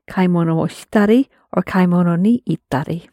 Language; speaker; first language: Japanese; non-native, fluent; English